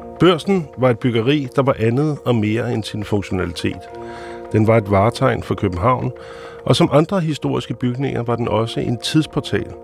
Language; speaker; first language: Danish; native; Danish